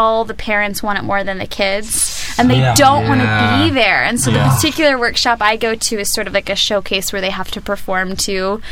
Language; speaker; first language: English; native; English